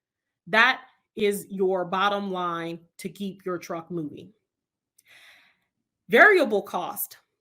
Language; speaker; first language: English; native; English